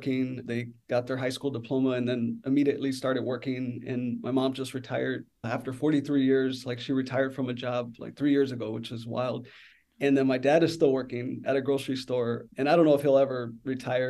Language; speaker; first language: English; native; English